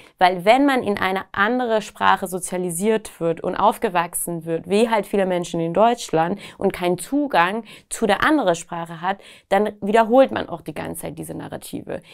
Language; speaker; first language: German; non-native, fluent; Persian